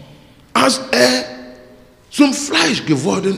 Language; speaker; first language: German; non-native, learner; English